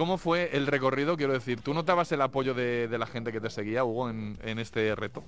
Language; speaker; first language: Spanish; native; Spanish